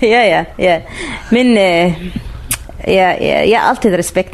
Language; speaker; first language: Danish; non-native, learner; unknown